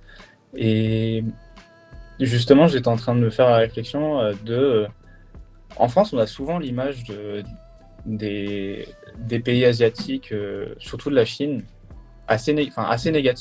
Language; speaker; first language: French; native; French